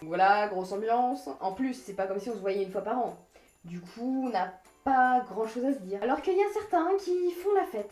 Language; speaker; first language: French; native; French